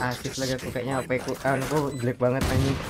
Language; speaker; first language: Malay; non-native, local second language; Javanese